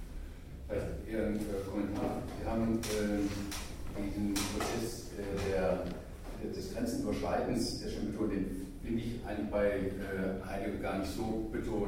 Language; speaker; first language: German; native; German